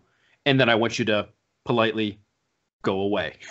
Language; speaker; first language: English; native; English